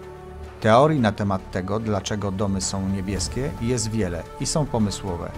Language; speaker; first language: Polish; native; Polish